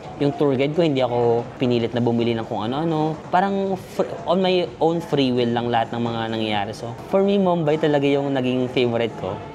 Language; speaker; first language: Filipino; non-native, local second language; Cebuano